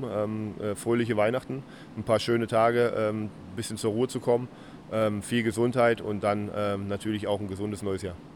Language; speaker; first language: German; native; German